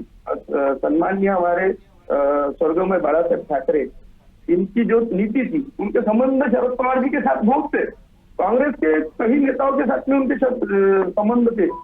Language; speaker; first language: Hindi; non-native, local second language; Marathi